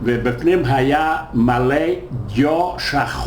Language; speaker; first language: Hebrew; non-native, fluent; Yiddish